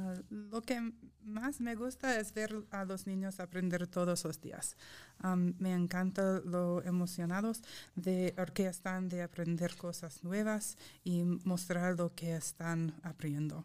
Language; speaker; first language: Spanish; non-native, fluent; English